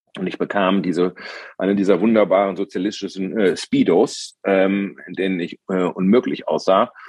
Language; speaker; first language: German; native; German